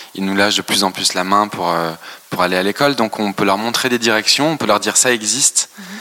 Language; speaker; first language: French; native; French